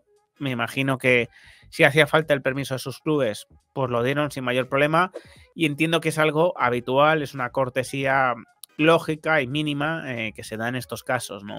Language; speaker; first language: Spanish; native; Spanish